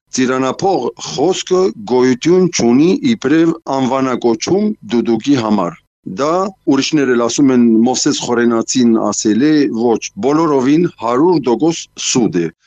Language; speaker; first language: Armenian; early bilingual, heritage; Armenian